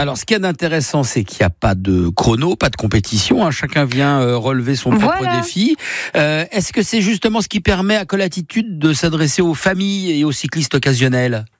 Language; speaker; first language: French; native; French